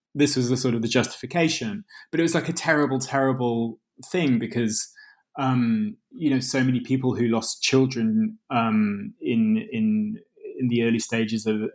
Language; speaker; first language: English; native; English